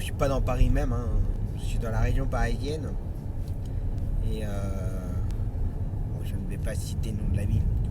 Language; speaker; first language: French; native; French